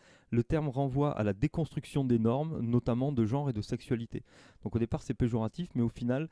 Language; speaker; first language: French; native; French